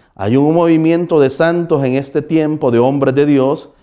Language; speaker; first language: Spanish; native; Spanish